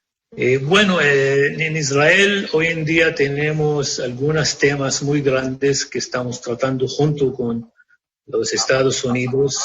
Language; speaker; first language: Spanish; non-native, fluent; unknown